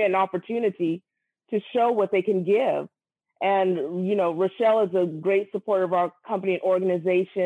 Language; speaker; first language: English; native; English